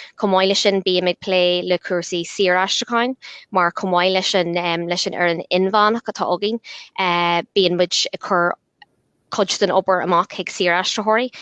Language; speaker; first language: Irish; non-native, local second language; English